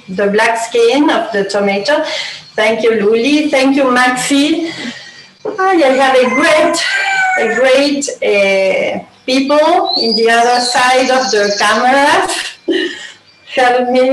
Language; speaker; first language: English; non-native, learner; Spanish